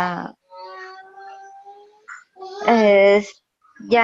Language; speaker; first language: Spanish; non-native, learner; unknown